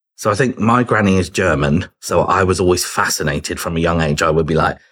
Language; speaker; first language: English; native; English